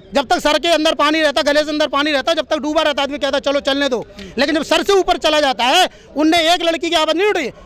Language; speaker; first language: Hindi; native; Hindi